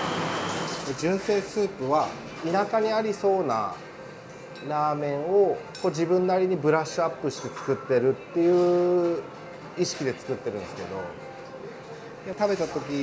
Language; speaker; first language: Japanese; native; Japanese